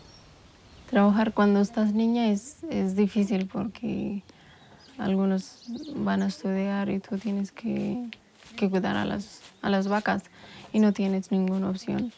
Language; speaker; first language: Spanish; non-native, local second language; Amharic